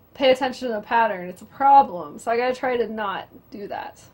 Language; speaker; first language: English; native; English